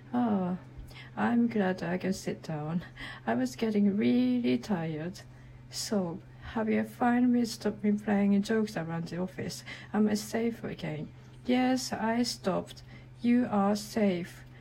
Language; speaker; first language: English; non-native, learner; Japanese